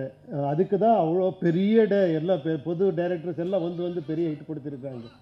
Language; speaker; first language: Tamil; non-native, local second language; Kannada